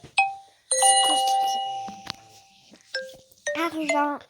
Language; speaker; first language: French; native; French